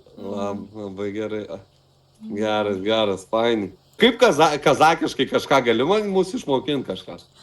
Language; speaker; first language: Lithuanian; native; Lithuanian